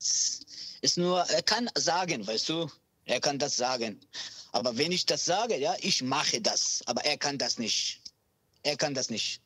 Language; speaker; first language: German; non-native, learner; Georgian